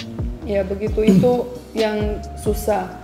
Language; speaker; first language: Indonesian; non-native, fluent; Romanian